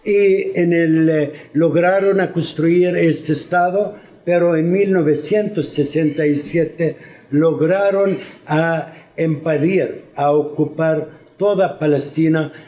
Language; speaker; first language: Spanish; non-native, fluent; Arabic